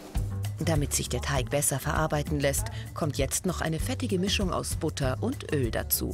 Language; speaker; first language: German; native; German